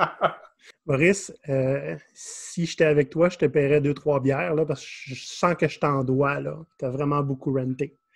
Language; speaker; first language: French; native; French